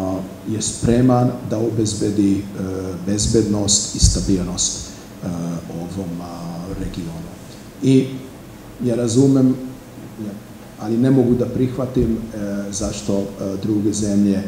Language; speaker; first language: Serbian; non-native, fluent; Hungarian